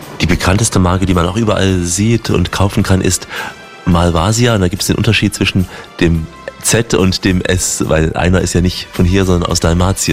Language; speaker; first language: German; native; German